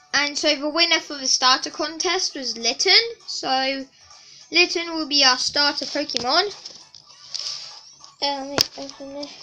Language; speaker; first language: English; native; English